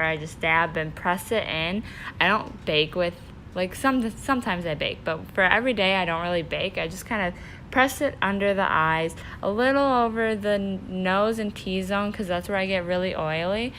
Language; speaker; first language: English; native; English